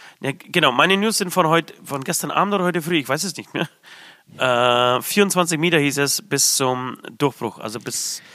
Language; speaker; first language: German; early bilingual, other home language; Polish